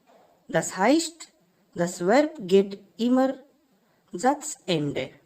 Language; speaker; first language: German; non-native, fluent; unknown